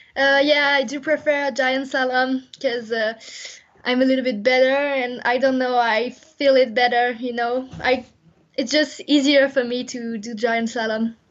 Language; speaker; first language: English; non-native, fluent; French